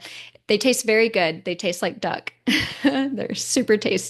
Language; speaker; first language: English; native; English